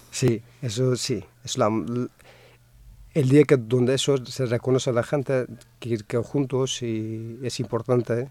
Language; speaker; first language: Spanish; non-native, fluent; Kurdish